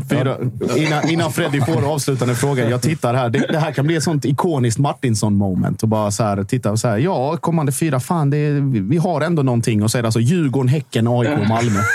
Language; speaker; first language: Swedish; non-native, fluent; Icelandic